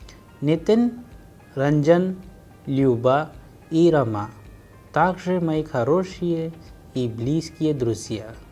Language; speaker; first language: Russian; non-native, fluent; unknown